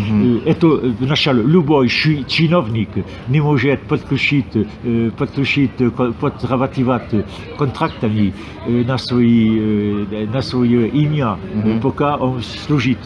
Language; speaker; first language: Russian; non-native, fluent; French